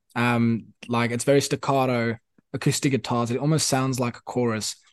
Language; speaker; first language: English; non-native, local second language; Afrikaans